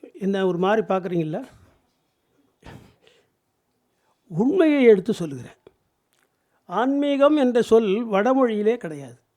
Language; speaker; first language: Tamil; native; Tamil